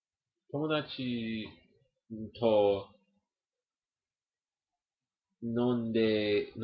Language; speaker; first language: Japanese; non-native, learner; English